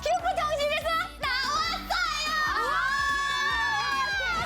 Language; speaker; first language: Korean; non-native, fluent; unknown